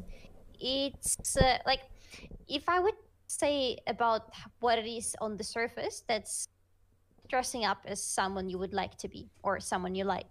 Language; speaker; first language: English; non-native, fluent; Russian